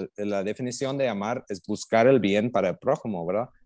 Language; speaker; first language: Spanish; non-native, fluent; English